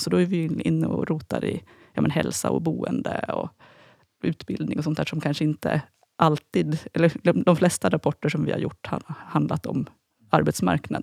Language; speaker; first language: Swedish; native; Swedish